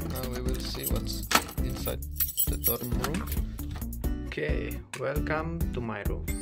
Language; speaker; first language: English; non-native, fluent; Indonesian